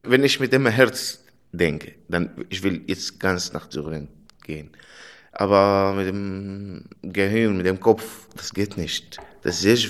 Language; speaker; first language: German; non-native, fluent; Arabic